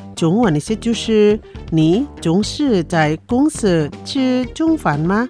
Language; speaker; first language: Chinese; early bilingual, heritage; Chinese